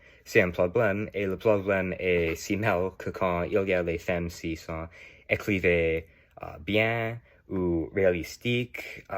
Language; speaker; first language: French; non-native, learner; English